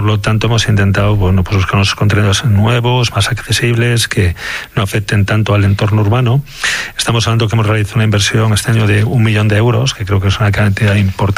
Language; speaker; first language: Spanish; native; Spanish